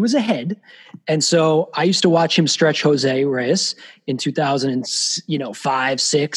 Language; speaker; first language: English; native; English